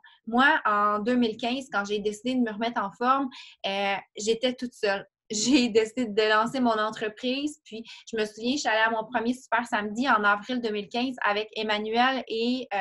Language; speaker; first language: French; native; French